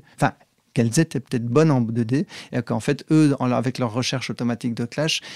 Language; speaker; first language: French; native; French